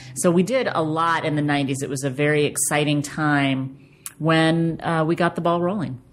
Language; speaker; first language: English; native; English